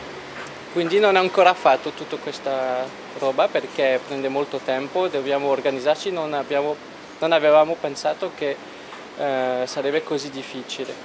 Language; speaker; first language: Italian; non-native, fluent; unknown